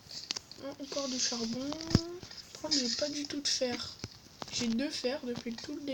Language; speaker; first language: French; native; French